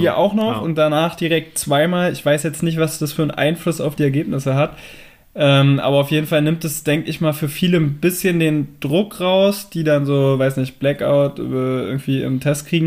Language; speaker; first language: German; native; German